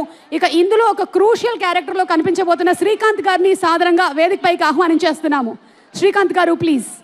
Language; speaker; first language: Telugu; native; Telugu